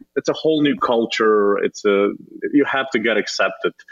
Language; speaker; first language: English; non-native, fluent; Slovenian